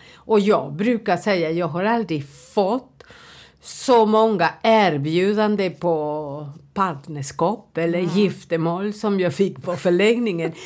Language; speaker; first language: Swedish; non-native, fluent; Spanish